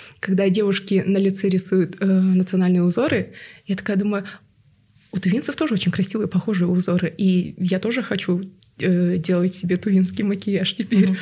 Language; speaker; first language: Russian; non-native, local second language; Tuvinian